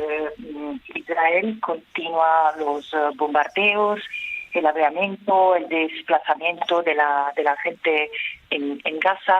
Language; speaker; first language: Spanish; non-native, fluent; Italian